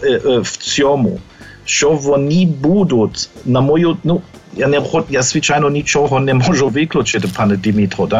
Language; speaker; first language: Ukrainian; non-native, fluent; German